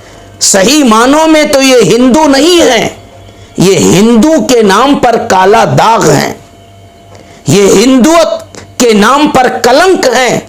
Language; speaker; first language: Urdu; native; Urdu